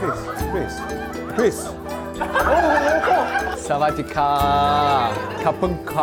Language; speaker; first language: Chinese; native; Chinese